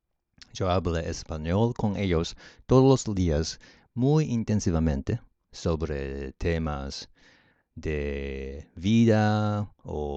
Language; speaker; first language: Spanish; non-native, learner; Japanese